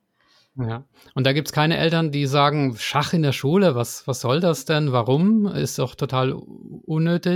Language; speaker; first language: German; native; German